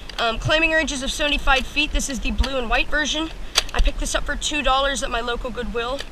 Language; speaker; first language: English; native; English